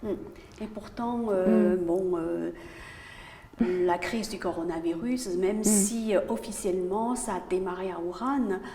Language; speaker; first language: French; native; French